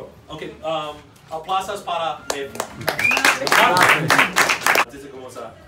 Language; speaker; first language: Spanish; non-native, learner; English